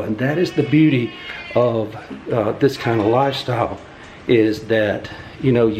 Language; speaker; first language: English; native; English